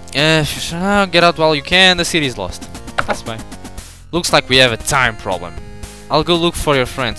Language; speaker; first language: English; non-native, learner; Portuguese